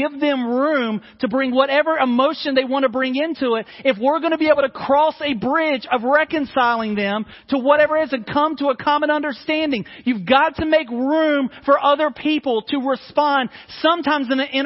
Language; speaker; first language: English; native; English